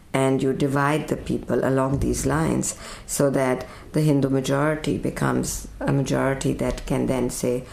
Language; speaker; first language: English; non-native, local second language; Urdu